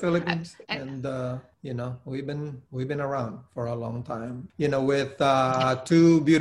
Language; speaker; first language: English; non-native, local second language; Filipino